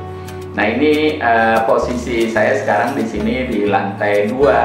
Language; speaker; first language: Indonesian; native; Indonesian